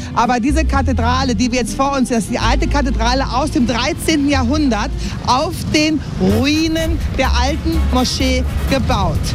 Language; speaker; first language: German; native; German